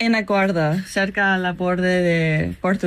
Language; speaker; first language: Spanish; non-native, fluent; English